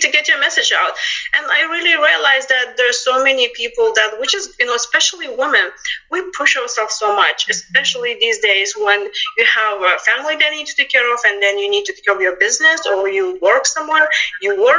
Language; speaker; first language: English; non-native, fluent; Lithuanian